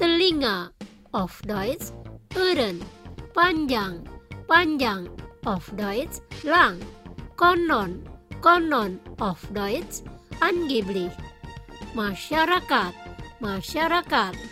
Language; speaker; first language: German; non-native, fluent; Indonesian